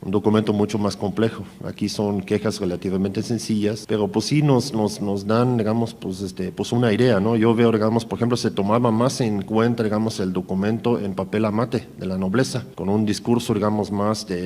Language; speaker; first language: Spanish; native; Spanish